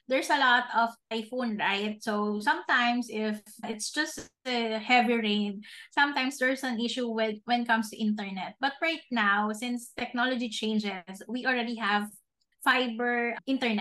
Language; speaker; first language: English; non-native, local second language; Filipino